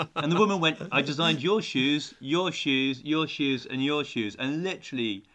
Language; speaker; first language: English; native; English